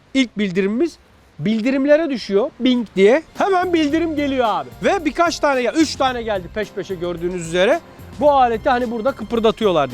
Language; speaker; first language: Turkish; native; Turkish